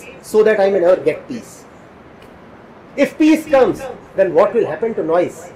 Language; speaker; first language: English; non-native, local second language; Hindi